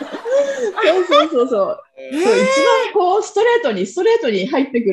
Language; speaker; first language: Japanese; native; Japanese